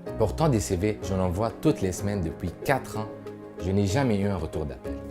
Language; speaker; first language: French; non-native, fluent; Arabic